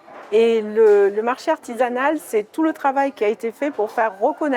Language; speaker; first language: French; native; French